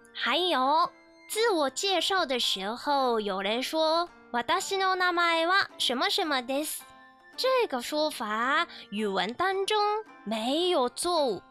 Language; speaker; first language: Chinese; non-native, fluent; Japanese